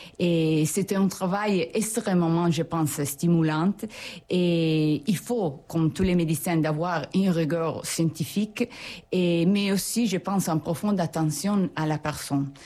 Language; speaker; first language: French; non-native, fluent; Italian